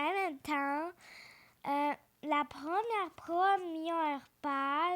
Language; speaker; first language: French; early bilingual, other home language; Ukrainian